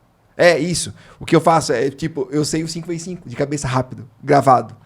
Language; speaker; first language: Portuguese; native; Portuguese